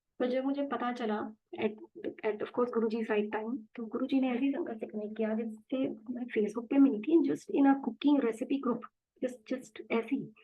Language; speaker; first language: Hindi; native; Hindi